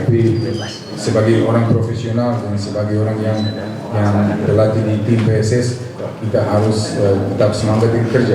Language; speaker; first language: Indonesian; non-native, fluent; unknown